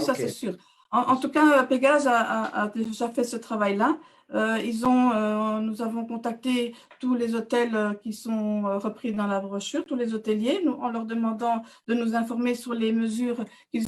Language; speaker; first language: French; native; French